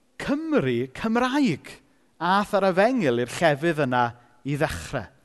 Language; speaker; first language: Welsh; native; Welsh